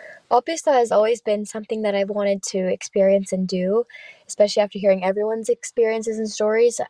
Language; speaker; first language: English; early bilingual, other home language; Finnish